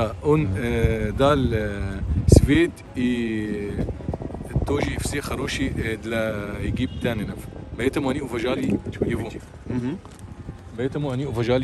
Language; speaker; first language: Russian; non-native, local second language; Arabic